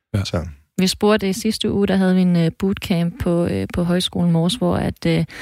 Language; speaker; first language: Danish; native; Danish